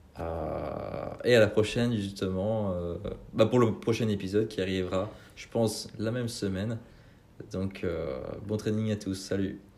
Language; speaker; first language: French; native; French